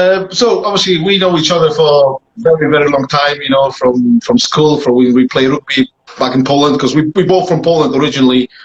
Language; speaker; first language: English; non-native, fluent; Polish